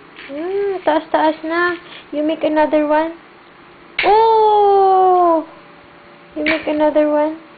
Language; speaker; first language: English; non-native, local second language; Filipino